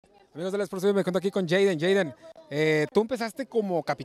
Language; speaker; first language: Spanish; native; Spanish